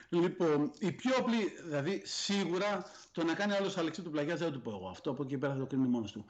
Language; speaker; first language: Greek; native; Greek